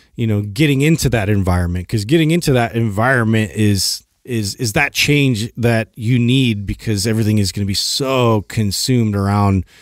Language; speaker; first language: English; native; English